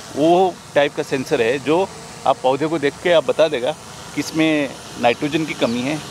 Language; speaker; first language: Hindi; non-native, local second language; Odia